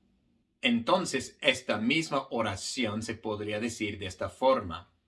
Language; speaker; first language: Spanish; non-native, fluent; English